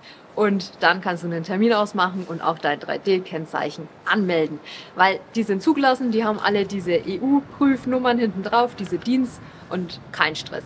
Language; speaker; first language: German; native; German